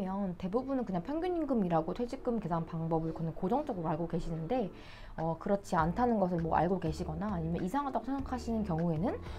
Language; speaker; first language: Korean; native; Korean